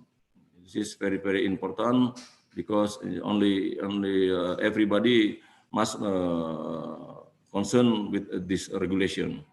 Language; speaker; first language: English; non-native, fluent; Indonesian